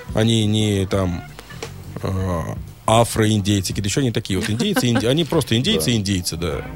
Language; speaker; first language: Russian; native; Russian